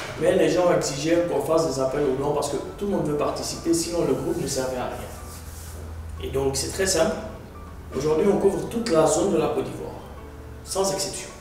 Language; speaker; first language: French; non-native, local second language; Arabic